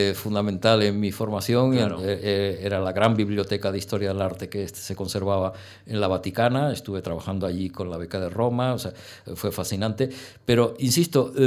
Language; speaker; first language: Spanish; native; Spanish